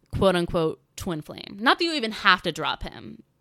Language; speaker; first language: English; native; English